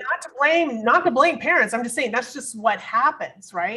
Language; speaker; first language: English; native; English